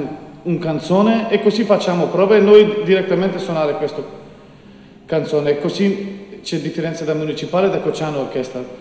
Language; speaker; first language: Italian; non-native, learner; Macedonian